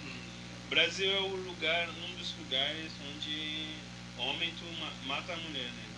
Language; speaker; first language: Portuguese; non-native, fluent; Haitian Creole